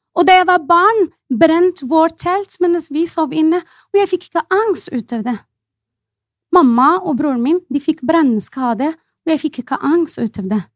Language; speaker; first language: Norwegian; non-native, fluent; Arabic